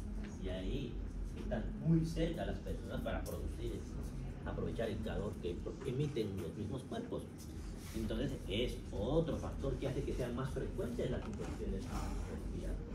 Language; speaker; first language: Spanish; native; Spanish